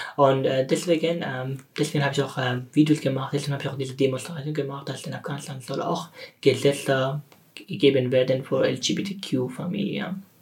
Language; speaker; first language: German; non-native, learner; Persian